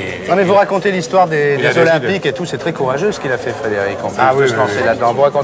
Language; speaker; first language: French; native; French